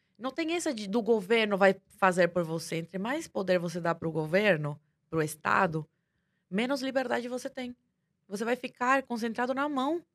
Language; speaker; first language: Portuguese; early bilingual, other home language; Spanish